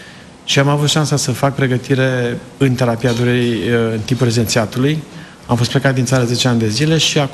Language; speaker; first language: Romanian; native; Romanian